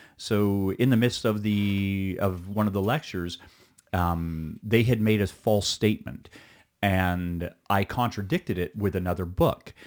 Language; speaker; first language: English; early bilingual, other home language; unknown